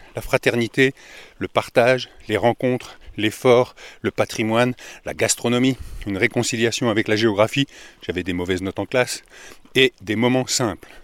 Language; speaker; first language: French; native; French